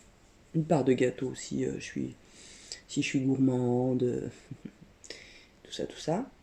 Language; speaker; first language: French; native; French